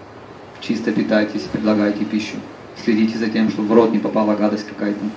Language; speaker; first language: Russian; native; Russian